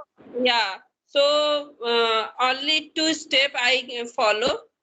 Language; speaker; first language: English; non-native, learner; Hindi